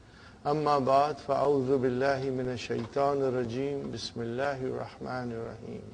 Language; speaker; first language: Arabic; non-native, fluent; English